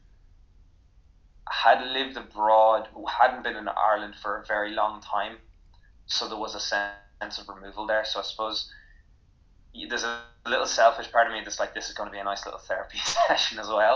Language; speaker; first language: English; native; English